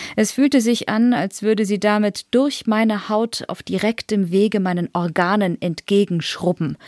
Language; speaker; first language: German; native; German